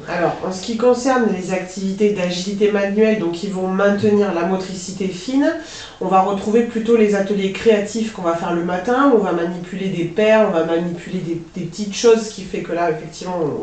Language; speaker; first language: French; native; French